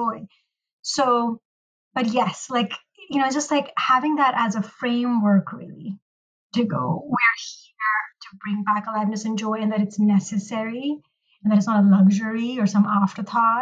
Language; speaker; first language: English; non-native, local second language; Urdu